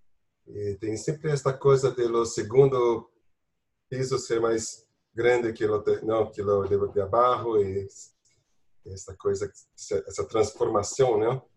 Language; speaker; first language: Spanish; non-native, learner; Portuguese